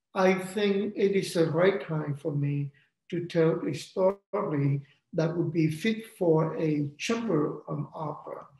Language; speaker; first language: English; non-native, fluent; Vietnamese